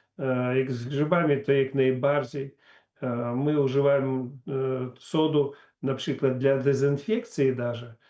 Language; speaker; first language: Polish; non-native, learner; Russian